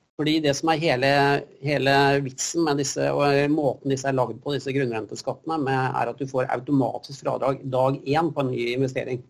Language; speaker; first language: Norwegian; native; Norwegian